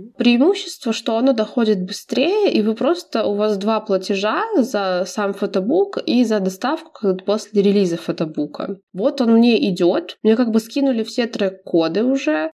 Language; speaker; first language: Russian; native; Russian